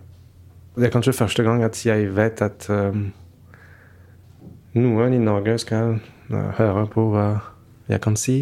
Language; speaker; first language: Norwegian; non-native, fluent; French